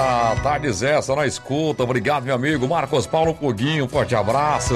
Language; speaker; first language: Portuguese; native; Portuguese